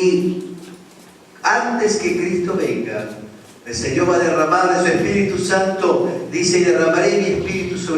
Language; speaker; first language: Spanish; native; Spanish